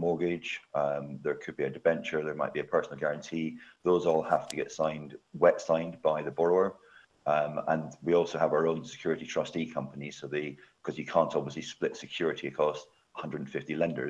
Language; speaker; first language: English; native; English